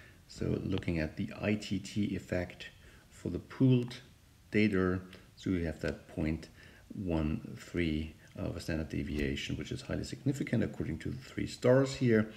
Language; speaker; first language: English; non-native, fluent; German